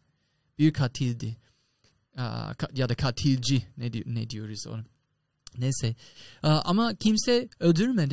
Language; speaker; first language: Turkish; non-native, fluent; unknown